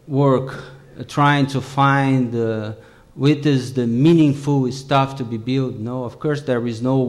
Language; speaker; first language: English; non-native, fluent; Portuguese